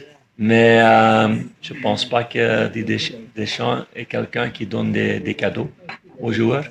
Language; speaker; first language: French; non-native, fluent; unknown